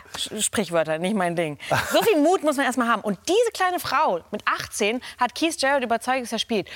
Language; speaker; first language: German; native; German